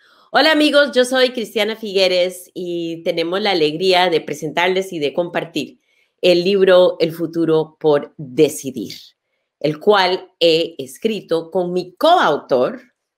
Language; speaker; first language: Spanish; native; Spanish